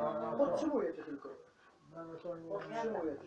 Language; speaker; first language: Polish; non-native, learner; Slovenian